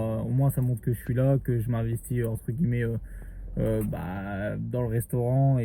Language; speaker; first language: French; native; French